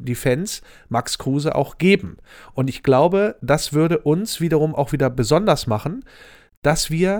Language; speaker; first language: German; native; German